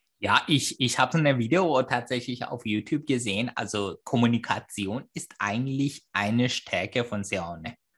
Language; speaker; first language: German; non-native, fluent; Persian